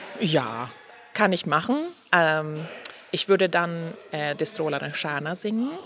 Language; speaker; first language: German; non-native, fluent; Swedish